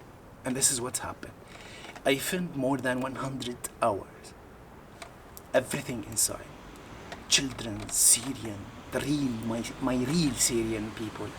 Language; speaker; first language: English; non-native, learner; Arabic